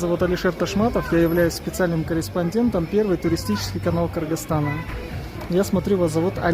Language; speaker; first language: Russian; non-native, local second language; Kyrgyz